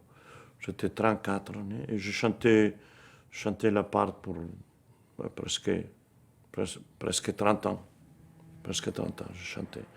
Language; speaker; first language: French; non-native, fluent; Spanish